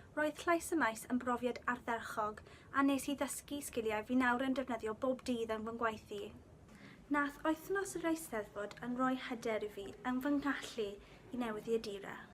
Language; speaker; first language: Welsh; native; Welsh